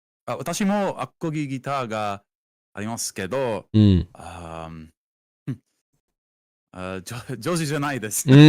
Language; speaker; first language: Japanese; non-native, learner; English